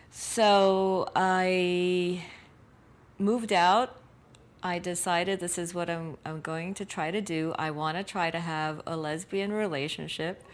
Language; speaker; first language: English; native; English